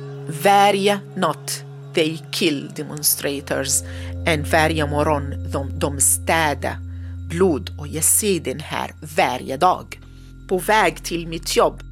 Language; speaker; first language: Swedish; non-native, learner; Arabic